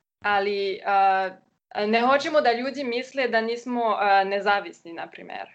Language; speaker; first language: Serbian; non-native, learner; French